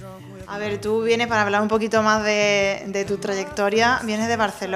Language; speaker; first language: Spanish; native; Spanish